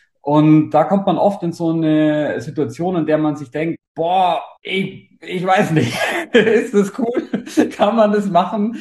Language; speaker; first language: German; native; German